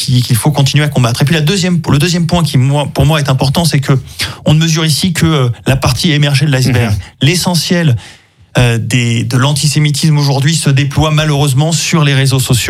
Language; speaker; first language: French; native; French